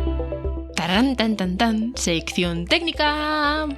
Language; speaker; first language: Spanish; native; Spanish